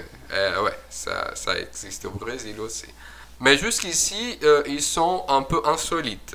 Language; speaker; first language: French; non-native, fluent; Portuguese